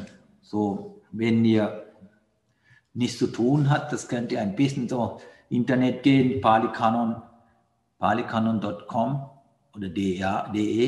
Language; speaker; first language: German; non-native, learner; Sinhala